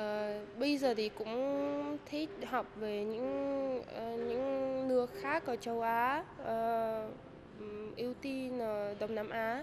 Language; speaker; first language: Vietnamese; non-native, fluent; Russian